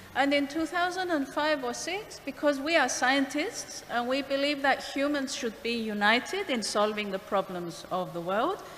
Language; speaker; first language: English; non-native, fluent; Greek